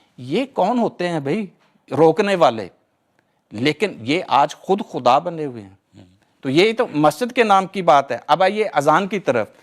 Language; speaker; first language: Urdu; non-native, local second language; Punjabi